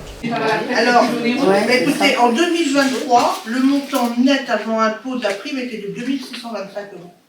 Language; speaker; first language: French; native; French